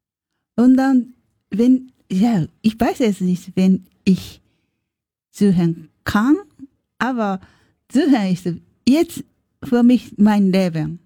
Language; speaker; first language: German; non-native, learner; Japanese